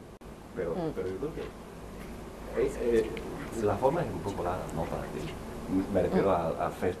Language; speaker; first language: Spanish; non-native, fluent; Chinese